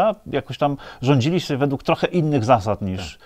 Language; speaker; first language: Polish; native; Polish